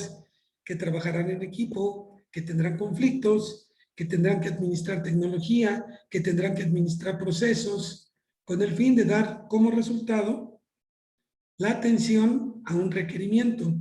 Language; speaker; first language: Spanish; native; Spanish